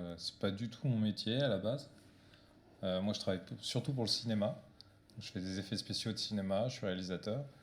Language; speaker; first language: French; early bilingual, other home language; Portuguese